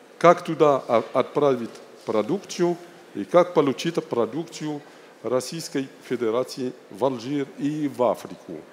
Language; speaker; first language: Russian; non-native, fluent; Arabic